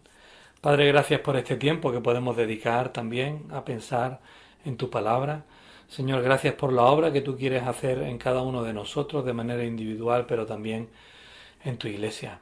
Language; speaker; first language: Spanish; native; Spanish